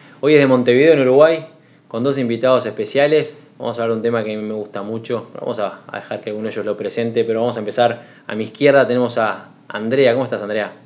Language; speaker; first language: Spanish; native; Spanish